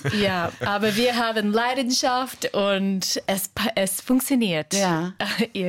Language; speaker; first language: German; non-native, fluent; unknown